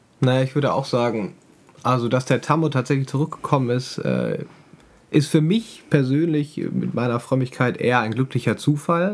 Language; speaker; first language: German; native; German